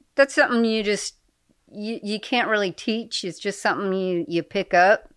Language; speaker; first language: English; native; English